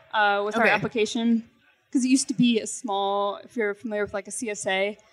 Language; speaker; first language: English; native; English